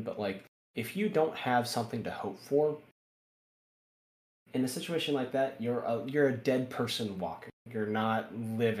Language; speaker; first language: English; native; English